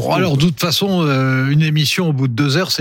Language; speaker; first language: French; native; French